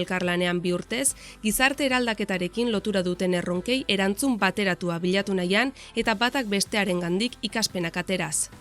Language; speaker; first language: Basque; native; Basque